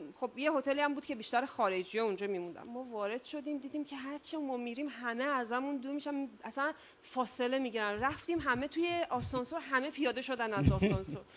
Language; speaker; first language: Persian; non-native, local second language; Azerbaijani